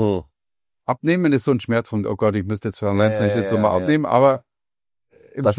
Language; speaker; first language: German; native; German